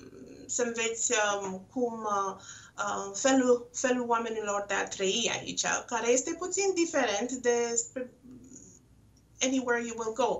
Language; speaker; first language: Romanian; non-native, local second language; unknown